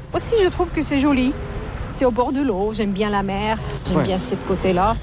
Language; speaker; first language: French; non-native, fluent; Finnish